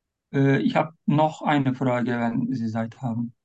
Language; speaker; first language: German; non-native, learner; Turkish